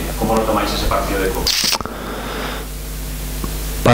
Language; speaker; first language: Spanish; native; Spanish